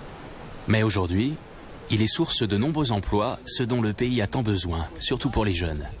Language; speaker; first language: French; native; French